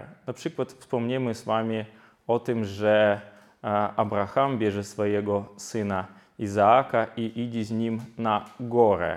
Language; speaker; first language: Polish; non-native, fluent; Ukrainian